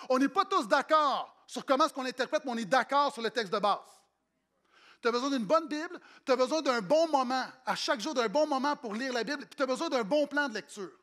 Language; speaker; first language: French; native; French